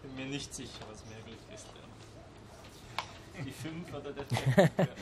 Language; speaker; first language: German; native; German